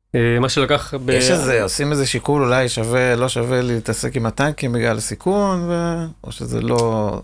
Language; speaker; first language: Hebrew; native; Hebrew